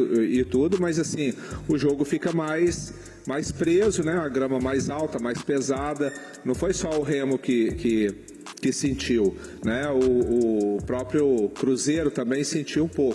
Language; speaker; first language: Portuguese; native; Portuguese